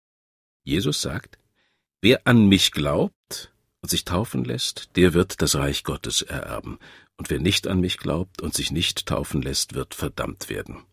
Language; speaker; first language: German; native; German